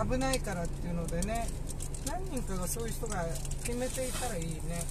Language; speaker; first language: Japanese; native; Japanese